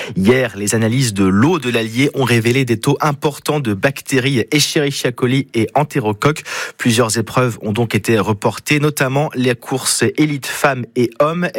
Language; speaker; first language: French; native; French